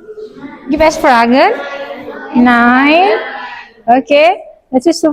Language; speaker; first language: German; non-native, learner; Indonesian